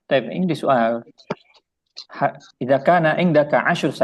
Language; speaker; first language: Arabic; non-native, fluent; Indonesian